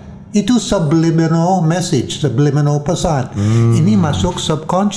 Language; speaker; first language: Indonesian; non-native, fluent; English